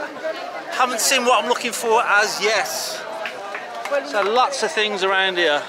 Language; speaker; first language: English; native; English